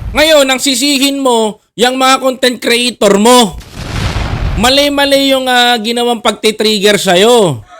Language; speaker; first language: Filipino; native; Filipino